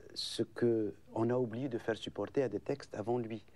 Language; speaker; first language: French; non-native, local second language; Arabic